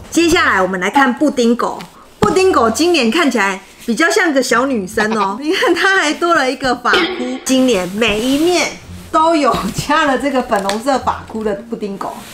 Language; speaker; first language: Chinese; native; Chinese